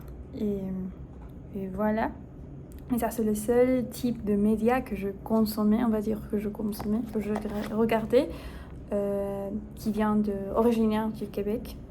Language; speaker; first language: French; non-native, fluent; Spanish